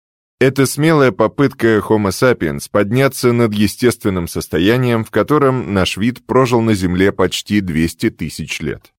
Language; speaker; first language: Russian; native; Russian